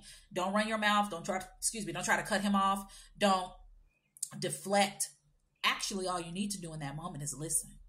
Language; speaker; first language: English; native; English